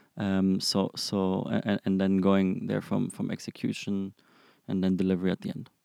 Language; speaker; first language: English; non-native, fluent; German